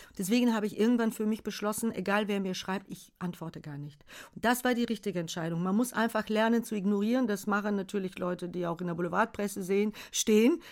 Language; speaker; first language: German; non-native, fluent; Bulgarian